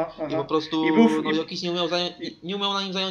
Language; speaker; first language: Polish; native; Polish